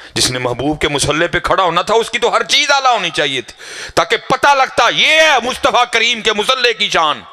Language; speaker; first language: Urdu; non-native, local second language; Punjabi